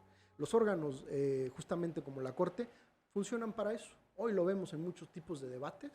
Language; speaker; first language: Spanish; native; Spanish